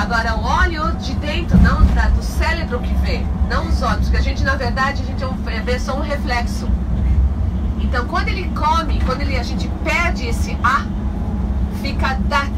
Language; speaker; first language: Portuguese; non-native, fluent; Hebrew